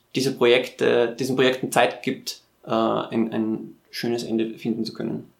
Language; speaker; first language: German; native; German